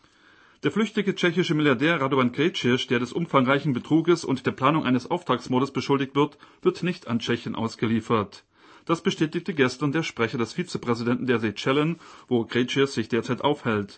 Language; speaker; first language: German; native; German